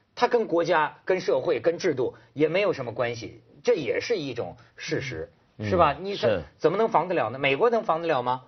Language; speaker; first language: Chinese; native; Chinese